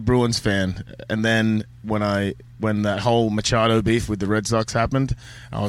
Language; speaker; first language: English; native; English